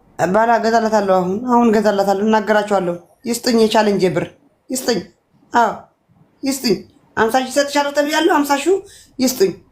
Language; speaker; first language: Amharic; native; Amharic